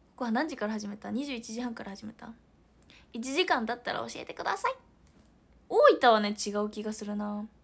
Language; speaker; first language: Japanese; native; Japanese